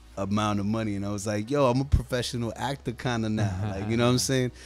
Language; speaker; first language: English; native; English